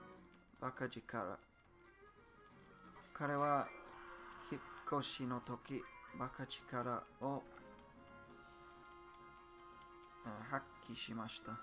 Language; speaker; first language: Japanese; non-native, learner; English